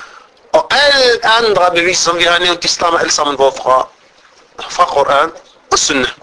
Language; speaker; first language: Danish; non-native, fluent; Arabic